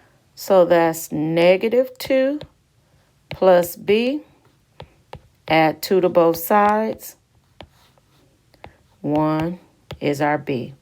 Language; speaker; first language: English; native; English